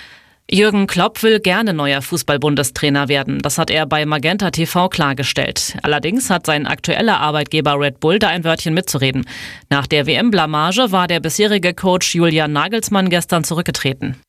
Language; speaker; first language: German; native; German